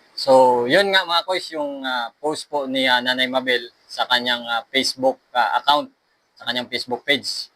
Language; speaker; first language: Filipino; non-native, local second language; Aklanon